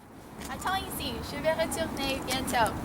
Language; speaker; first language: French; non-native, learner; English